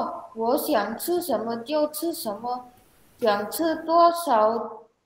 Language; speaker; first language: Chinese; non-native, learner; Indonesian